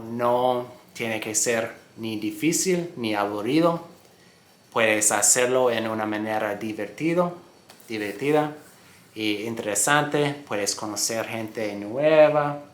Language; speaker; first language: Spanish; non-native, fluent; English